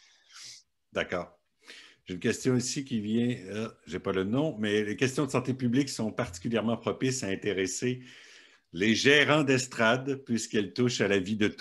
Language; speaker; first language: French; native; French